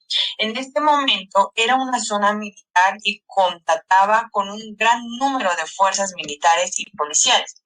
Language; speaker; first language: Spanish; native; Spanish